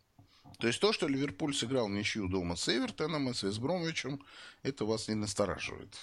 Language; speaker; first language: Russian; native; Russian